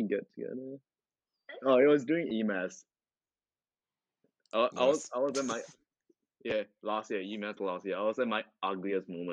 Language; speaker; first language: English; non-native, local second language; Chinese